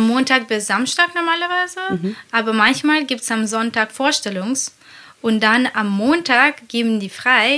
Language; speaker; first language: German; non-native, fluent; Latvian